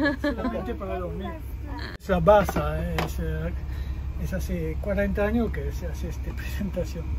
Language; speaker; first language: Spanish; non-native, learner; French